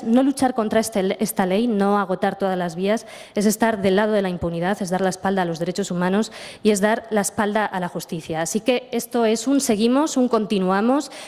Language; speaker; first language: Spanish; native; Spanish